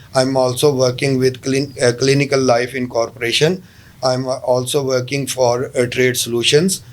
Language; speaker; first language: English; non-native, local second language; Urdu